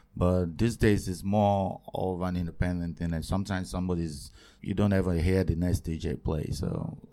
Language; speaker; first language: English; non-native, local second language; Yoruba